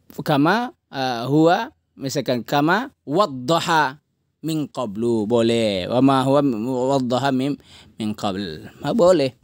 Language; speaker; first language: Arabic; non-native, fluent; Indonesian